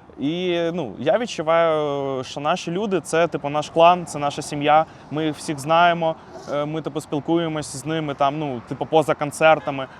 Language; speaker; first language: Ukrainian; native; Ukrainian